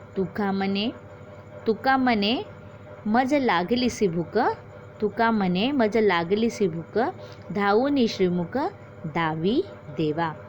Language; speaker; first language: Hindi; non-native, local second language; Marathi